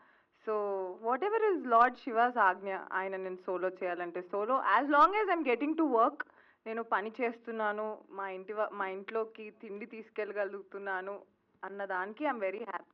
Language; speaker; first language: Telugu; native; Telugu